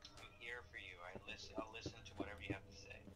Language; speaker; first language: English; native; English